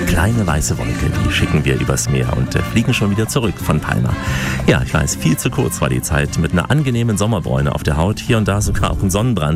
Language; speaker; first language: German; native; German